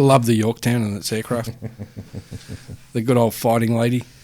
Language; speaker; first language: English; native; English